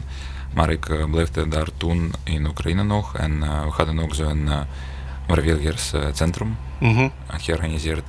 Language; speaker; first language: Dutch; non-native, learner; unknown